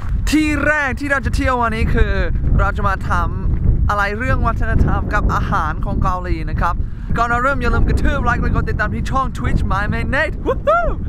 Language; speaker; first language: Thai; non-native, fluent; English